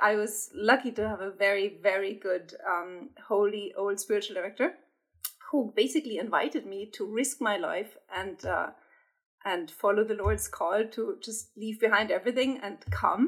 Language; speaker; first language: English; non-native, fluent; German